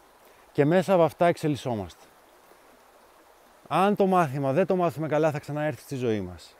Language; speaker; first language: Greek; native; Greek